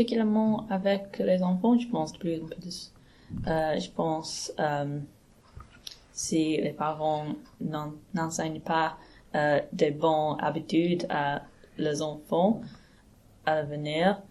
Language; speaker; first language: French; non-native, learner; English